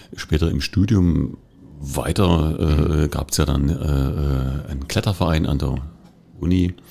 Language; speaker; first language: German; native; German